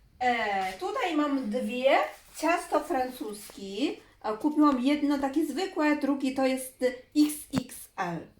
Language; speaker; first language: Polish; non-native, learner; Chinese